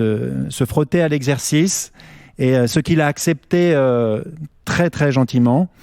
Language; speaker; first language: French; native; French